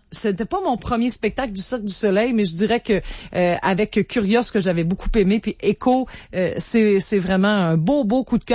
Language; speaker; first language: French; native; French